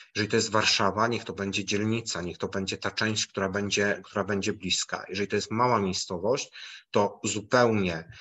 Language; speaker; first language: Polish; native; Polish